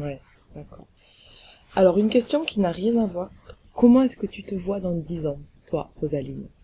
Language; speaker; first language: French; native; French